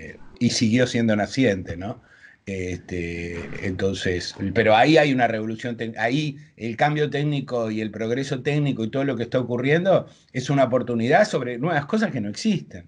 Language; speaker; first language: Spanish; native; Spanish